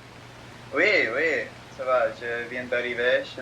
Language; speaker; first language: French; non-native, learner; English